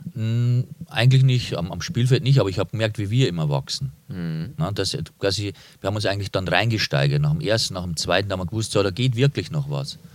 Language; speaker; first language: German; native; German